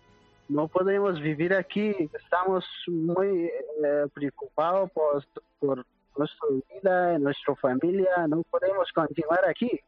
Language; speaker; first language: Spanish; non-native, learner; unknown